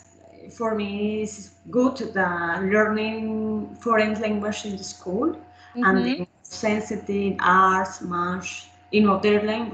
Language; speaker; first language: English; non-native, learner; Spanish